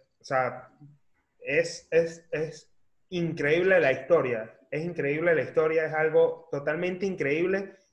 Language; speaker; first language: Spanish; native; Spanish